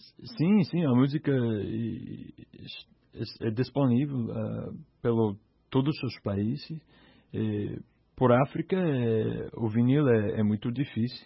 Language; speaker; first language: Portuguese; non-native, learner; English